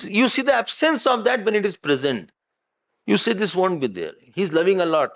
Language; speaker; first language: English; non-native, local second language; Hindi